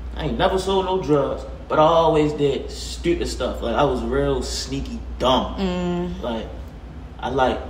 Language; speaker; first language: English; native; English